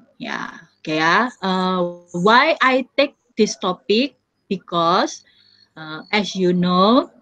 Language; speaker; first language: English; non-native, fluent; Indonesian